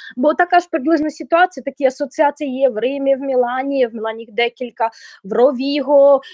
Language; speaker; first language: Ukrainian; non-native, local second language; Russian